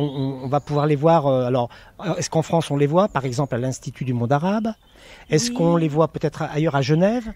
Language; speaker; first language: French; native; French